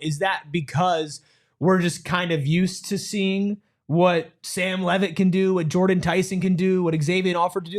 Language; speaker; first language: English; native; English